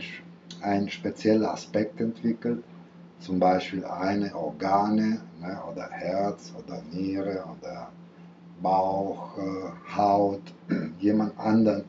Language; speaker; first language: German; non-native, fluent; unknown